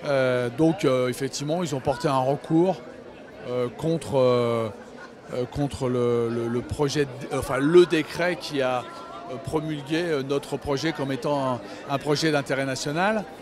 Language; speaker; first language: French; native; French